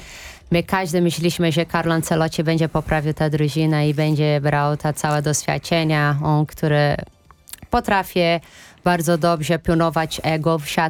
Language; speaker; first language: Polish; non-native, fluent; Portuguese